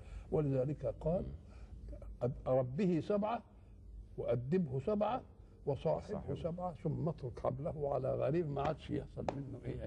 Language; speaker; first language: Arabic; native; Arabic